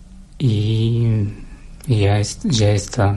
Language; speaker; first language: Catalan; non-native, learner; Russian